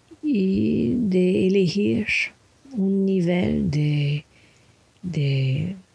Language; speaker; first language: Spanish; non-native, learner; English